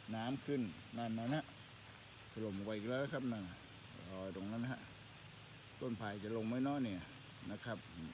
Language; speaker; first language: Thai; native; Thai